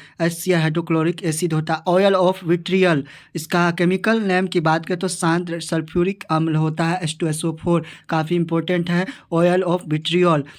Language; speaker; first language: Hindi; native; Hindi